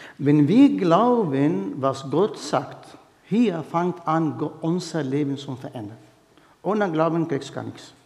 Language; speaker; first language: German; non-native, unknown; Arabic